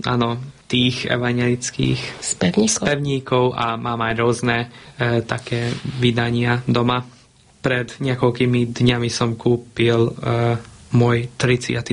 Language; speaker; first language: Slovak; non-native, local second language; Hungarian